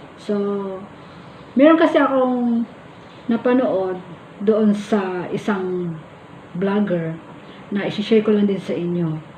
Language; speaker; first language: Filipino; non-native, local second language; Cebuano